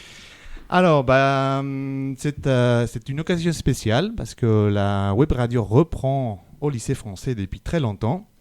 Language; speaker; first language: French; native; French